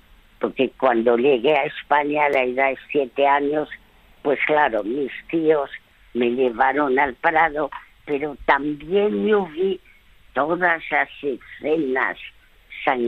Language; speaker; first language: Spanish; early bilingual, other home language; French